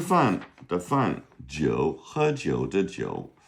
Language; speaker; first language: Chinese; non-native, fluent; English